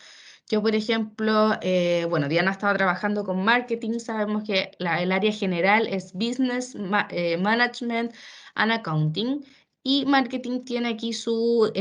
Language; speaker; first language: Spanish; native; Spanish